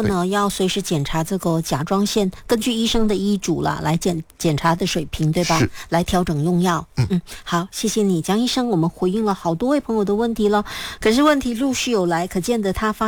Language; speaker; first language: Chinese; native; Chinese